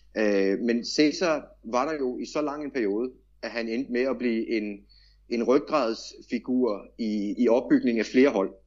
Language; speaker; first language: Danish; native; Danish